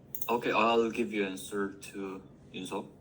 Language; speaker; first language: English; non-native, learner; Korean